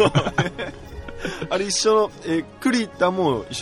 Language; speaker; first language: Japanese; native; Japanese